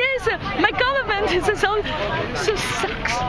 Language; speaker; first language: English; non-native, learner; Chinese